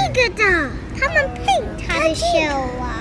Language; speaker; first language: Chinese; early bilingual, heritage; Chinese